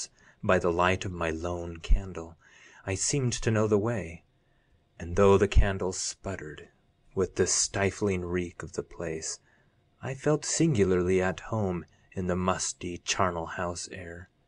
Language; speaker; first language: English; native; English